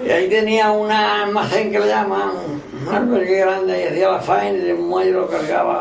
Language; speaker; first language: Spanish; native; Spanish